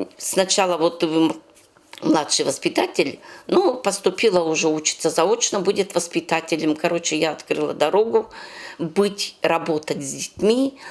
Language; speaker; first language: Russian; non-native, local second language; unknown